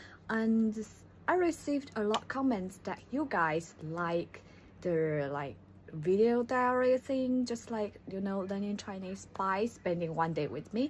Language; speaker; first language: English; non-native, fluent; Chinese